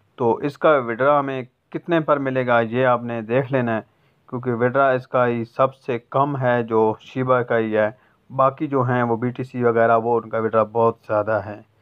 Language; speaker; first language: Urdu; non-native, local second language; Punjabi